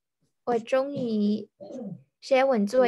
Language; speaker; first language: Chinese; non-native, learner; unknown